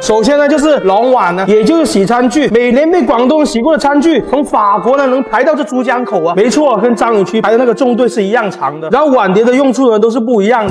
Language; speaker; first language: Chinese; non-native, local second language; Cantonese